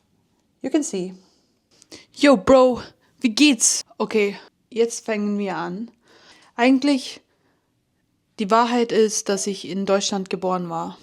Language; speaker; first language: German; early bilingual, heritage; English